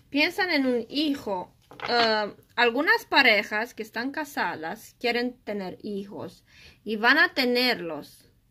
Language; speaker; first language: Spanish; non-native, learner; Romanian